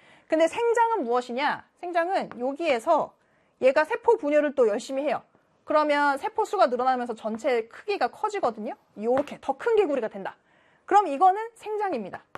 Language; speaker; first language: Korean; native; Korean